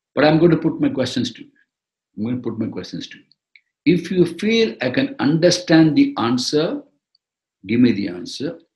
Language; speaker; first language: English; non-native, local second language; Tamil